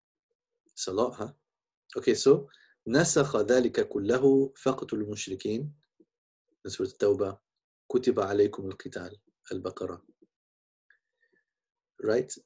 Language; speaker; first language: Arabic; non-native, fluent; English